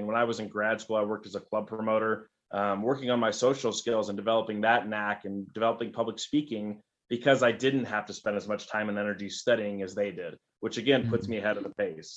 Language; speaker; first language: English; native; English